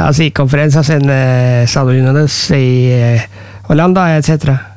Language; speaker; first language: Spanish; non-native, learner; Norwegian